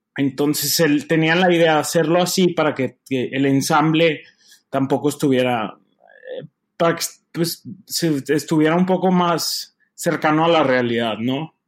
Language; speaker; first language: Spanish; native; Spanish